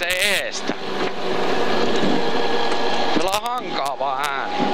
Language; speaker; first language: Finnish; native; Finnish